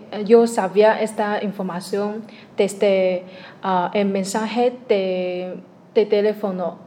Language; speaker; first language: Spanish; non-native, learner; Chinese